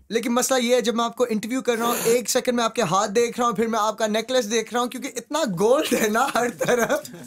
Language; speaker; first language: Hindi; early bilingual, heritage; Urdu